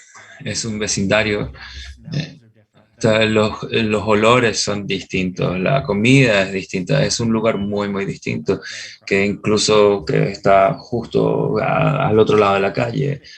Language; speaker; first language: Spanish; non-native, fluent; English